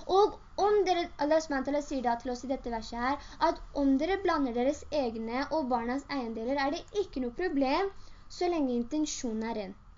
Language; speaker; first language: Norwegian; early bilingual, other home language; Urdu